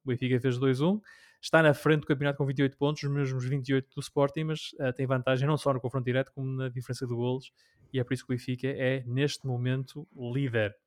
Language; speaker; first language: Portuguese; native; Portuguese